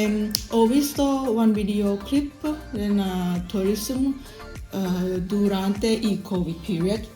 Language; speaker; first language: Italian; non-native, learner; Thai